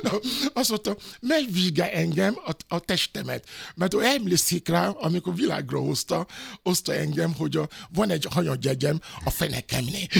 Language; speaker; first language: Hungarian; non-native, fluent; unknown